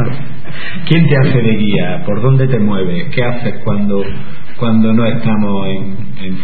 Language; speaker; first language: Spanish; native; Spanish